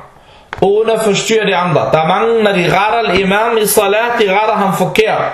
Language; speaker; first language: Danish; non-native, fluent; Arabic